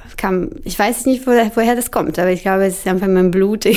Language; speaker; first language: German; non-native, fluent; Italian